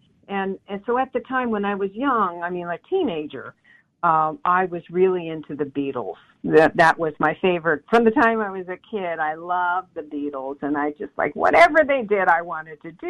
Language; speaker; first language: English; native; English